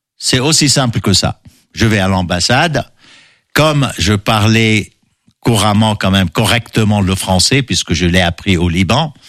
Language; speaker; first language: French; non-native, local second language; Arabic